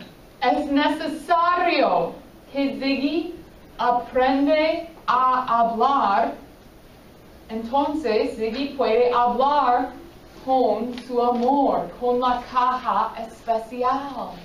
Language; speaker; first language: Spanish; non-native, fluent; English